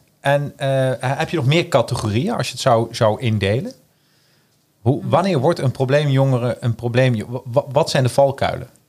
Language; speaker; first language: Dutch; native; Dutch